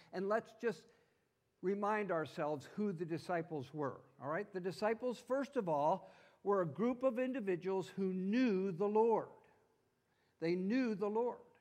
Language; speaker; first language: English; native; English